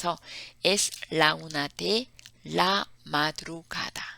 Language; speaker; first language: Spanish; non-native, fluent; Korean